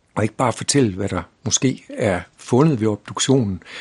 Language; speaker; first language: Danish; native; Danish